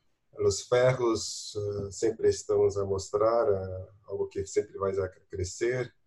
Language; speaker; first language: Spanish; non-native, learner; Portuguese